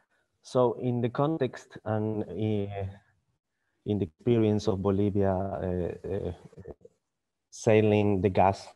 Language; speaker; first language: English; non-native, learner; Spanish